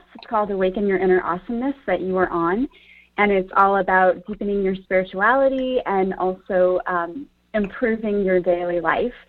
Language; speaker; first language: English; native; English